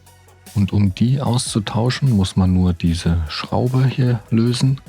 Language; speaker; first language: German; native; German